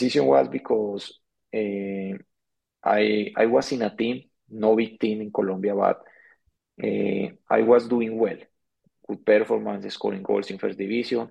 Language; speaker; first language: English; non-native, learner; Spanish